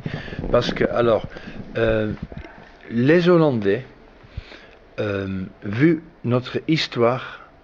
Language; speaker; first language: French; non-native, fluent; Dutch